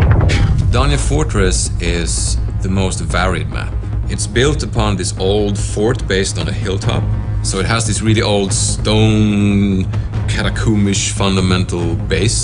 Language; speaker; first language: English; non-native, fluent; Swedish